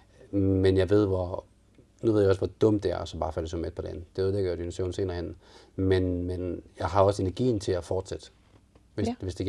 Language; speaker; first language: Danish; native; Danish